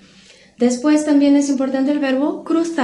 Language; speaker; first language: Spanish; non-native, fluent; Portuguese